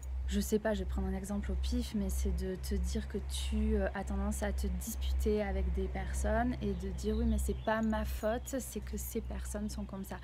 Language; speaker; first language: French; native; French